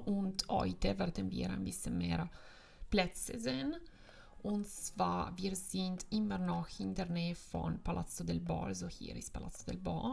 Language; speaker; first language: German; non-native, fluent; Italian